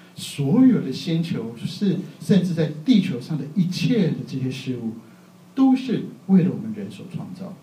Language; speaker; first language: Chinese; native; Chinese